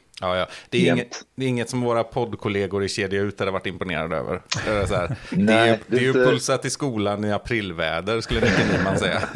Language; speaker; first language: Swedish; native; Swedish